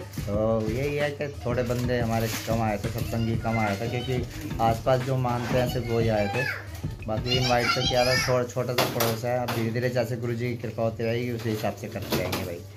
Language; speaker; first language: Hindi; native; Hindi